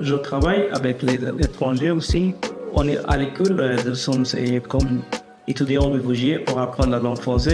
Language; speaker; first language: French; non-native, learner; Bangla